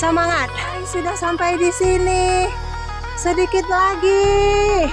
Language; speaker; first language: Indonesian; native; Indonesian